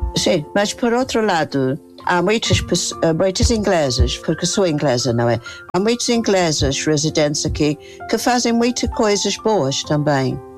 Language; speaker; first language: Portuguese; non-native, fluent; English